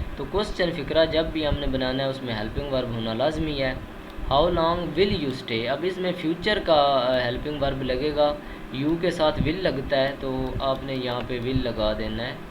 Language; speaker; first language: Urdu; native; Urdu